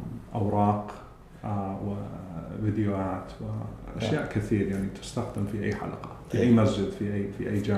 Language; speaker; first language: Arabic; early bilingual, heritage; English